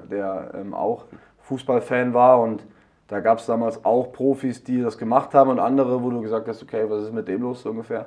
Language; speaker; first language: German; native; German